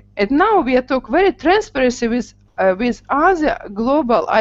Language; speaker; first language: English; non-native, learner; Russian